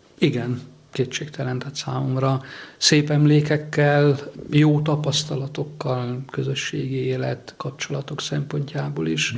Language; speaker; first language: Hungarian; native; Hungarian